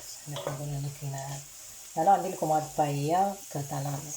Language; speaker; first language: Arabic; native; Arabic